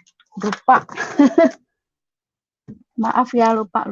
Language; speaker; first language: Indonesian; non-native, learner; Cantonese